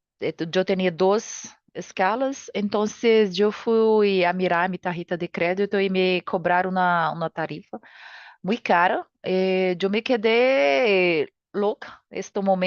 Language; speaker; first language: Spanish; non-native, learner; Portuguese